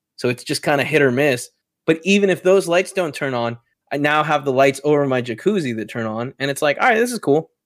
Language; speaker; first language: English; native; English